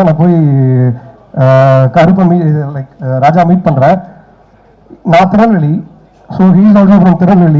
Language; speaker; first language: Tamil; native; Tamil